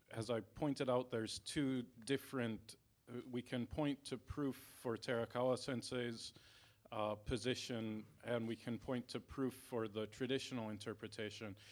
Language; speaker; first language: English; native; English